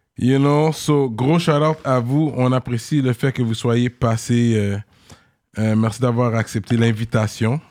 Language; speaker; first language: French; native; French